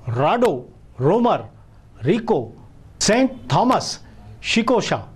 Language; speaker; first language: Hindi; non-native, local second language; Marathi